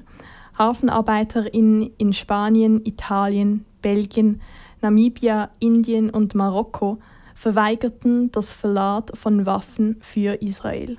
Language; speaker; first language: German; native; German